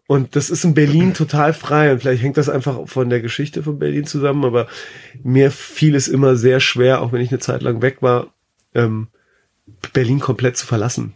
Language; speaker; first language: German; early bilingual, other home language; Persian